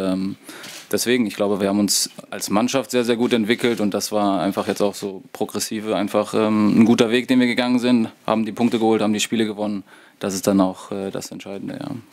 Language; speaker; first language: German; native; German